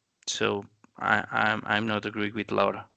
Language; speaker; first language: English; non-native, learner; Spanish